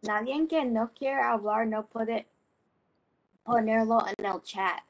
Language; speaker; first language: Spanish; non-native, learner; English